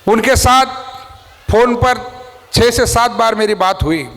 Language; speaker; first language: Hindi; non-native, local second language; Marathi